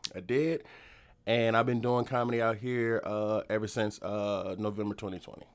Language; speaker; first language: English; native; English